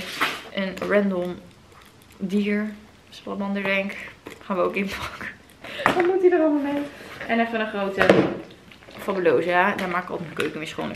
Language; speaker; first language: Dutch; native; Dutch